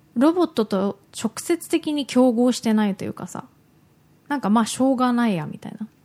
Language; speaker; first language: Japanese; native; Japanese